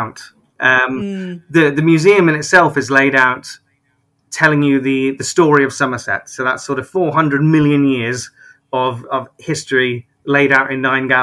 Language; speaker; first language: English; native; English